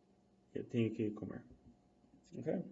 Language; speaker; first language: Portuguese; non-native, fluent; English